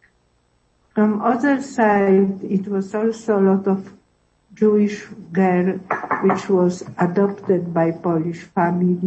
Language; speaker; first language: English; non-native, learner; Polish